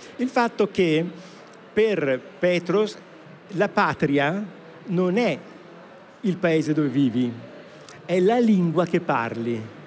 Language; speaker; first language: Italian; native; Italian